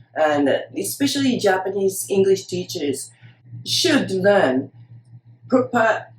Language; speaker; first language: English; non-native, fluent; Japanese